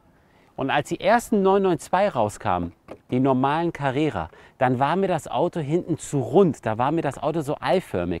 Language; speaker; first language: German; native; German